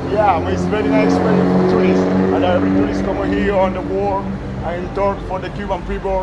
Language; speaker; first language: English; non-native, learner; Spanish